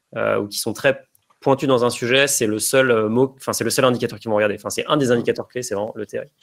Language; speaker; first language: French; native; French